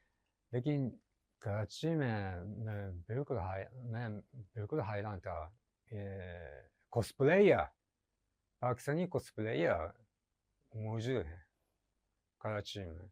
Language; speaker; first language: Hindi; non-native, learner; Japanese